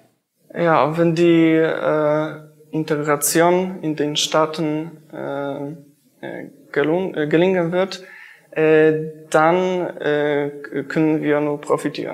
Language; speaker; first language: German; non-native, fluent; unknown